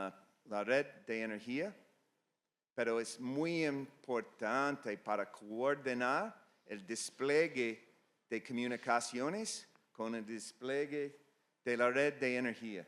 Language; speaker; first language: Spanish; non-native, fluent; English